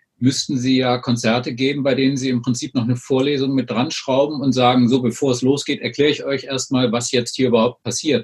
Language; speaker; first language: German; native; German